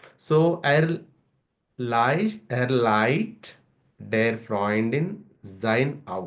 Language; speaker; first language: German; non-native, learner; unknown